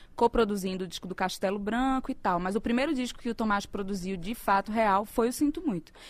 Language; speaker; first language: Portuguese; native; Portuguese